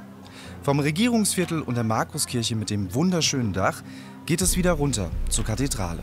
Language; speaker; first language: German; early bilingual, other home language; Croatian